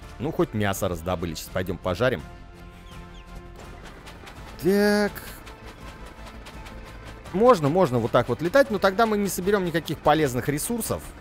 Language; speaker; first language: Russian; native; Russian